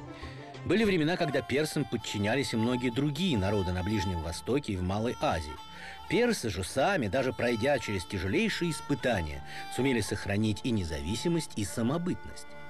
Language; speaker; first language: Russian; native; Russian